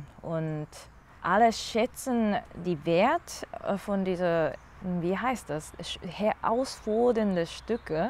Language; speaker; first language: German; non-native, learner; English